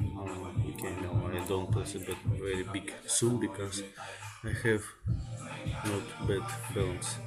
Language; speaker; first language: English; non-native, learner; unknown